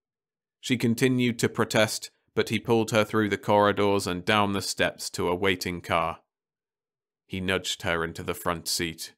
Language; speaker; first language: English; native; English